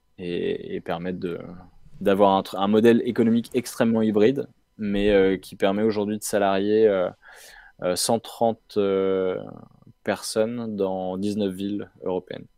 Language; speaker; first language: French; native; French